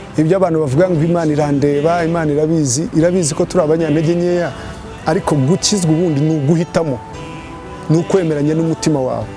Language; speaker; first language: Kinyarwanda; early bilingual, heritage; Kinyarwanda